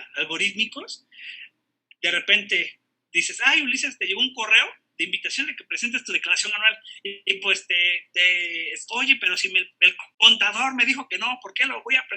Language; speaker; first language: Spanish; native; Spanish